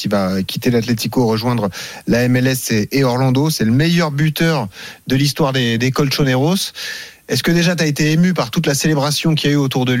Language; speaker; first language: French; native; French